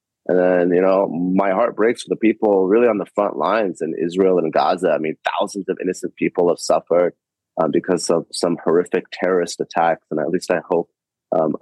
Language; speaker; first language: English; native; English